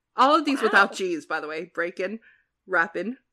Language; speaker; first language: English; native; English